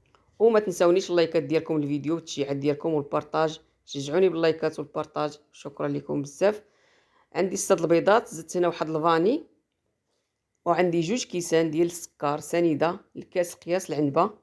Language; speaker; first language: Arabic; native; Arabic